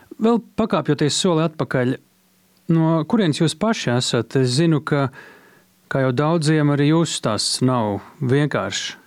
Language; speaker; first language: Latvian; native; Latvian